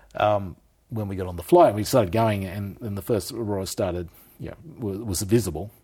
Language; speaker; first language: English; native; English